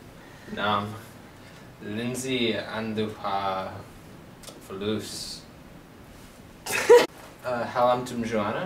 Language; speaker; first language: Arabic; non-native, learner; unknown